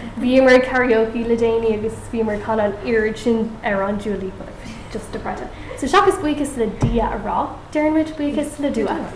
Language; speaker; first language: Irish; non-native, local second language; English